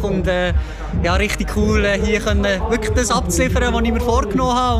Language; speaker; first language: German; native; German